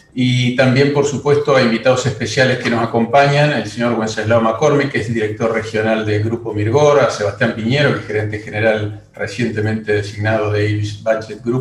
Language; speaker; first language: Spanish; native; Spanish